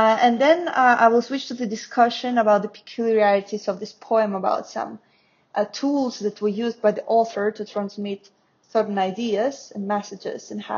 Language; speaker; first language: English; non-native, fluent; Russian